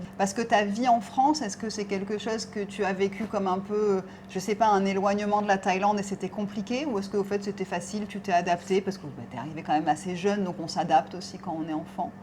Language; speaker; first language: French; native; French